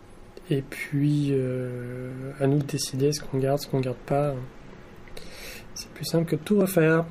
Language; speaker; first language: French; native; French